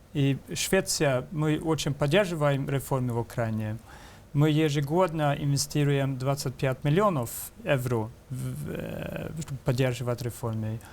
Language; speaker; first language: Russian; non-native, fluent; Swedish